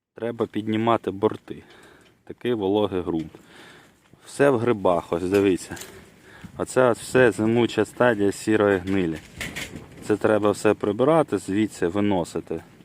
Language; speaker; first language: Ukrainian; non-native, local second language; Russian